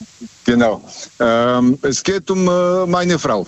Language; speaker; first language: German; non-native, fluent; Serbian